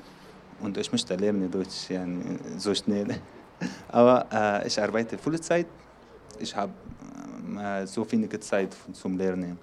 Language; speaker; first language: German; non-native, learner; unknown